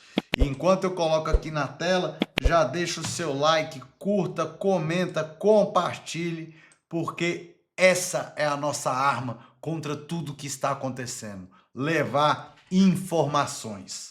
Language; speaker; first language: Portuguese; native; Portuguese